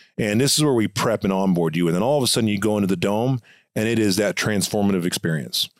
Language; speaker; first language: English; native; English